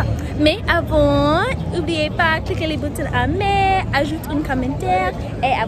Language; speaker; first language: French; non-native, learner; English